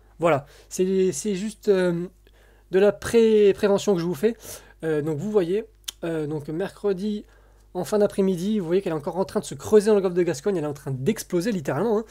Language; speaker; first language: French; native; French